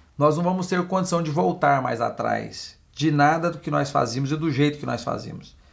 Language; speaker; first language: Portuguese; native; Portuguese